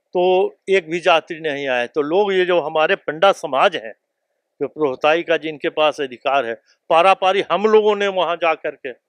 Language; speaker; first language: Hindi; native; Hindi